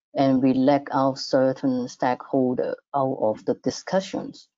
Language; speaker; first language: English; non-native, fluent; Cantonese